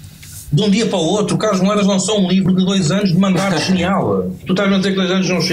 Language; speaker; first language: Portuguese; native; Portuguese